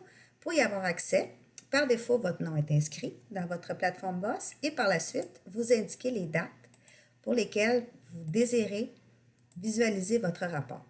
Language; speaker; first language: French; native; French